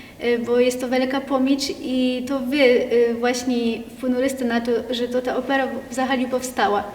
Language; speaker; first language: Polish; non-native, local second language; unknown